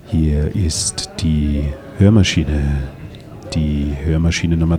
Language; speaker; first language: German; native; German